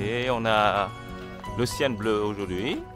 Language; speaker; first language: French; non-native, fluent; Vietnamese